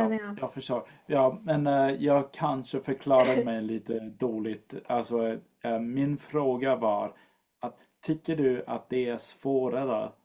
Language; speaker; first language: Swedish; non-native, fluent; English